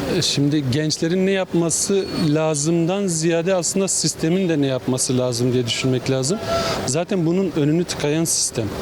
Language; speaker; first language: Turkish; non-native, local second language; Kurdish